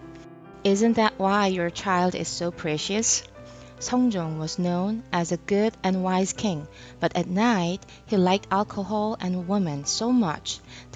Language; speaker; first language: English; non-native, fluent; Korean